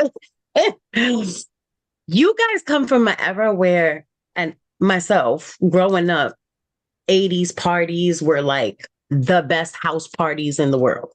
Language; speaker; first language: English; native; English